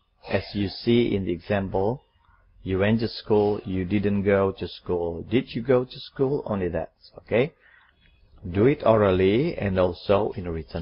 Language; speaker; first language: English; non-native, fluent; Indonesian